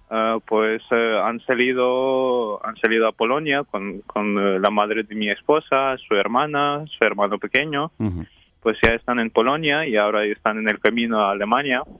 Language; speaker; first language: Spanish; non-native, fluent; Ukrainian